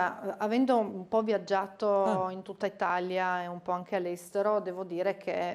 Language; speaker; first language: Italian; native; Italian